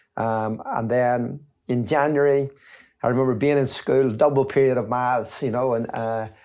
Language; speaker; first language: English; native; English